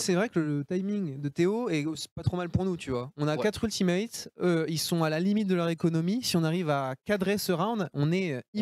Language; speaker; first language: French; native; French